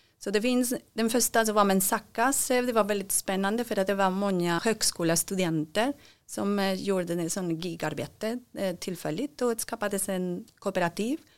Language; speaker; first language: Swedish; non-native, fluent; Spanish